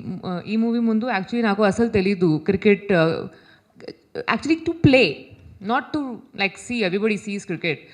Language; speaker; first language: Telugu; non-native, learner; Hindi